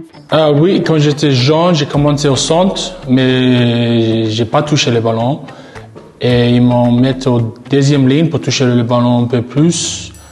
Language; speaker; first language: French; non-native, learner; English